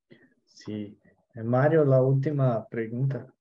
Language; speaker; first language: Spanish; non-native, local second language; Portuguese